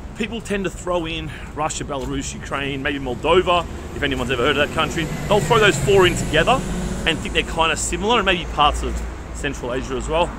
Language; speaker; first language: English; native; English